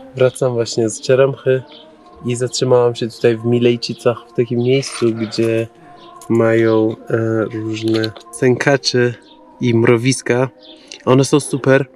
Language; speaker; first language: Polish; non-native, fluent; Persian